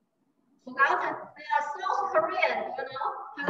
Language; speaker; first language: English; non-native, learner; Chinese